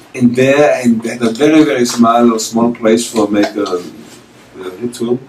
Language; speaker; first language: English; non-native, fluent; German